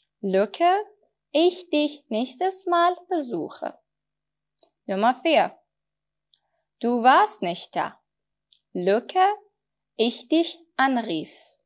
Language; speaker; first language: German; non-native, fluent; Persian